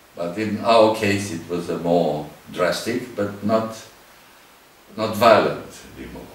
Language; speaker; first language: English; non-native, fluent; Romanian